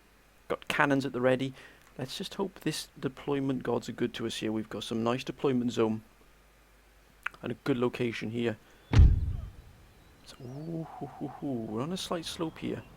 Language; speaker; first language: English; native; English